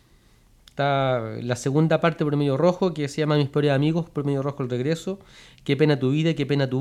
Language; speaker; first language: Spanish; native; Spanish